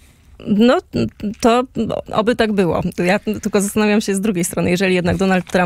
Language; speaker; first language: Polish; native; Polish